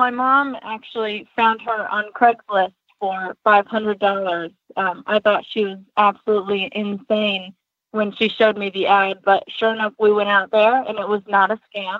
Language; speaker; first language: English; native; English